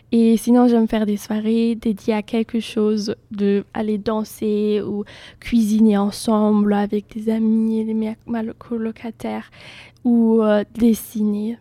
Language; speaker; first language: French; non-native, fluent; German